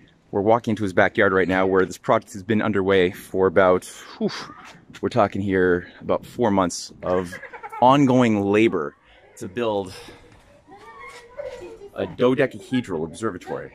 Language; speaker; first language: English; native; English